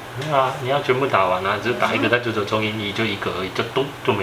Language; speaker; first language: Chinese; native; Chinese